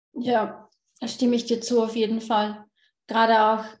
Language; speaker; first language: German; native; German